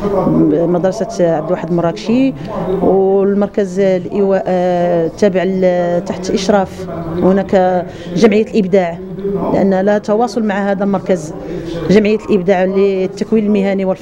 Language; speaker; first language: Arabic; native; Arabic